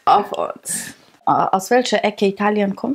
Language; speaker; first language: German; early bilingual, other home language; Persian